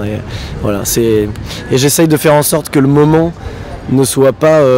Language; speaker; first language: French; native; French